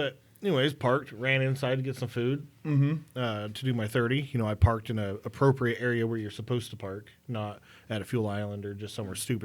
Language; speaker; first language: English; native; English